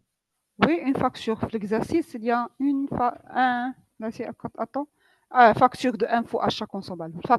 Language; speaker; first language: French; non-native, local second language; Arabic